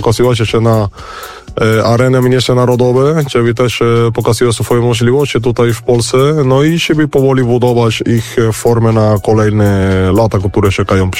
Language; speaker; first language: Polish; non-native, fluent; Spanish